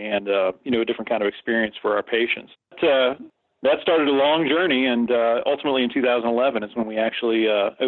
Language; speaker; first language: English; native; English